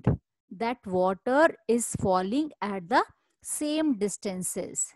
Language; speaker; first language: English; non-native, local second language; Hindi